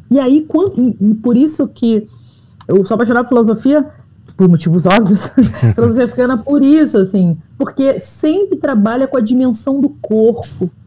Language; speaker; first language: Portuguese; native; Portuguese